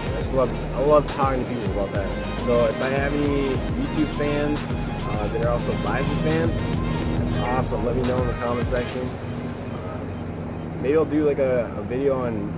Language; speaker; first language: English; native; English